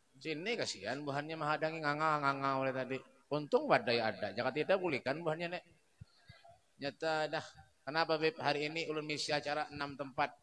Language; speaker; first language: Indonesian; non-native, local second language; Banjar